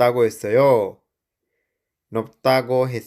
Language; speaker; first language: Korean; non-native, fluent; Sinhala